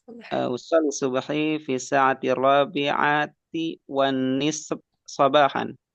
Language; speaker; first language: Arabic; non-native, learner; Indonesian